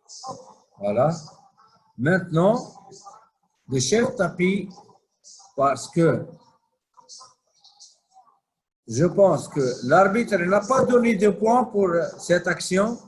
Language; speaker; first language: French; non-native, fluent; Arabic